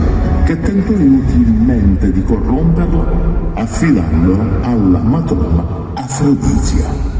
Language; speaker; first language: Italian; native; Italian